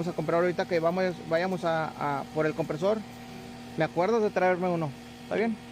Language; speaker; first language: Spanish; native; Spanish